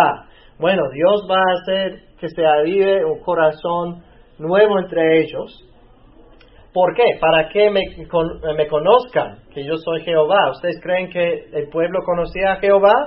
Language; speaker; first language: Spanish; native; Spanish